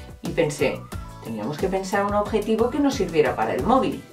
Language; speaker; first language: Spanish; native; Spanish